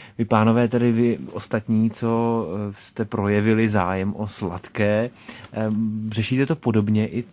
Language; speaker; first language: Czech; native; Czech